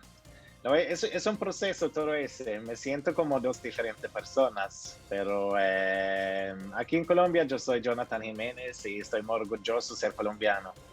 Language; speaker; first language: Spanish; early bilingual, heritage; Norwegian